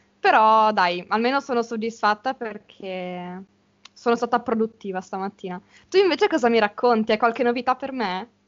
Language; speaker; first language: Italian; native; Italian